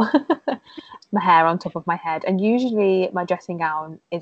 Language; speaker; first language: English; native; English